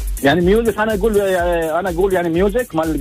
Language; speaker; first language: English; non-native, learner; Arabic